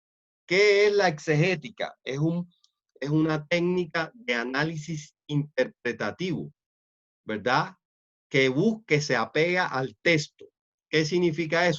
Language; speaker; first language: Spanish; native; Spanish